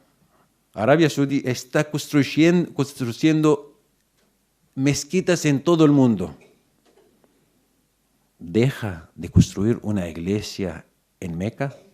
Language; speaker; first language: Spanish; non-native, fluent; Arabic